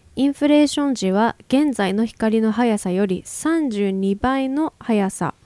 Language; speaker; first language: Japanese; native; Japanese